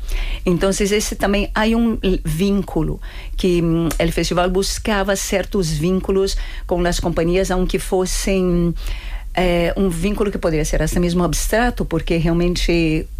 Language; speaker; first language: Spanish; non-native, fluent; Portuguese